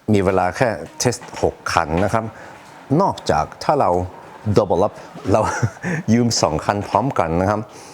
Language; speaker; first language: Thai; non-native, fluent; Swedish